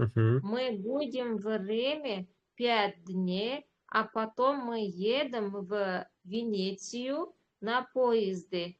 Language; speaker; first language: Russian; non-native, learner; Uzbek